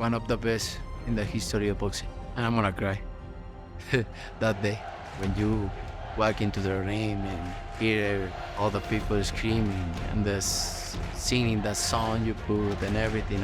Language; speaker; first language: English; non-native, fluent; Spanish